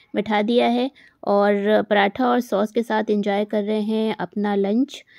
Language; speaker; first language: Hindi; native; Hindi